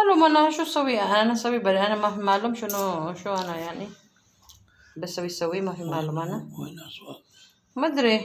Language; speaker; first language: Arabic; non-native, learner; Cebuano